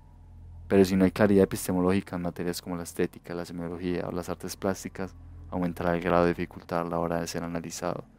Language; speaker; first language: Spanish; native; Spanish